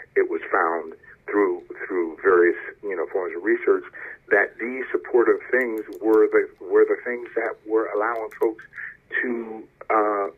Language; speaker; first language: English; native; English